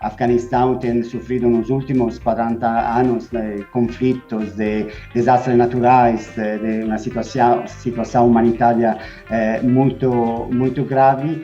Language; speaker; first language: Portuguese; non-native, fluent; Spanish